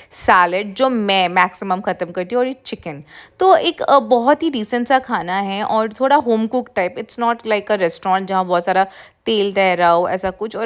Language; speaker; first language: Hindi; non-native, local second language; Bangla